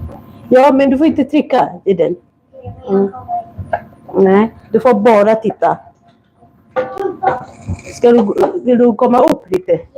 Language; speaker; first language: Swedish; non-native, fluent; Kikuyu